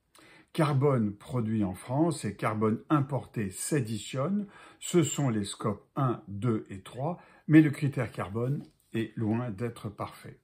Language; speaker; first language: French; native; French